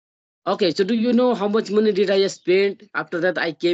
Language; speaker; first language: English; non-native, learner; Hindi